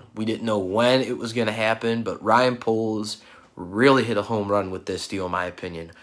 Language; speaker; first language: English; native; English